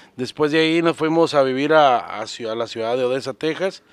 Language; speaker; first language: Spanish; native; Spanish